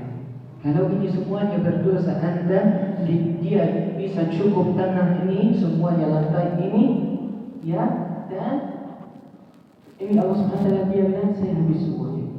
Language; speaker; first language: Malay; non-native, learner; Arabic